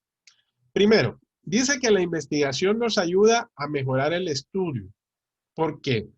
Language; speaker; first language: Spanish; native; Spanish